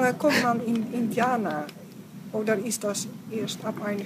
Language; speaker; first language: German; non-native, learner; Dutch